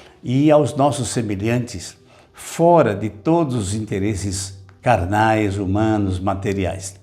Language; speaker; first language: Portuguese; native; Portuguese